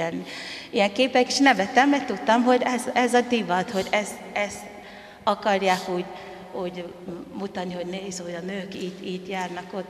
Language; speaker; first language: Hungarian; non-native, fluent; Tongan